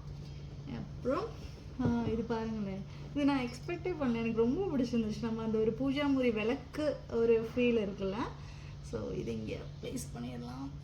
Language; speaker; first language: Tamil; non-native, local second language; Malayalam